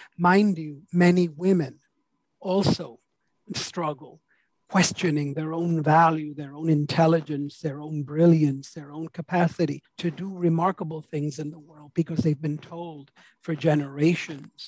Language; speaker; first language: English; native; English